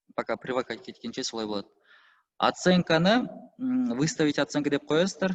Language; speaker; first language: Russian; non-native, local second language; Kazakh